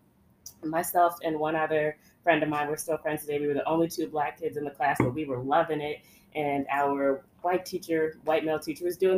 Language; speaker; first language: English; native; English